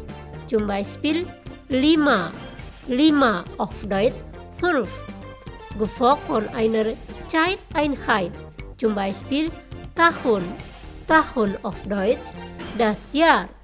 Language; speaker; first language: German; non-native, fluent; Indonesian